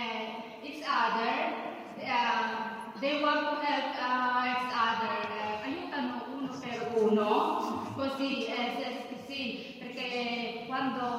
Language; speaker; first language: Italian; non-native, learner; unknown